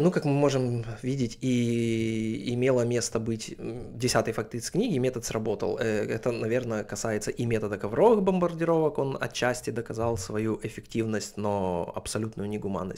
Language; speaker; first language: Russian; native; Russian